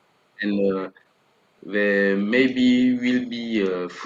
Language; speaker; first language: English; non-native, learner; French